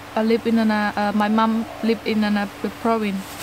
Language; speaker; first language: English; non-native, learner; Khmer